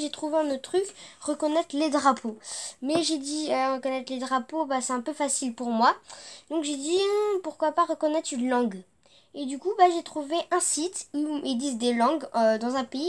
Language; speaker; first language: French; native; French